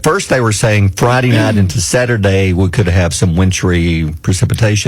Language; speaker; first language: English; native; English